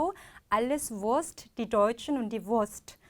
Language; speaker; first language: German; non-native, fluent; Korean